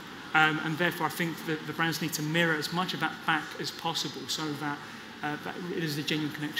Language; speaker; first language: English; native; English